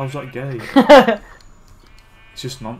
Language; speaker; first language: English; native; English